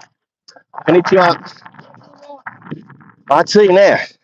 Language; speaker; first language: Japanese; non-native, learner; English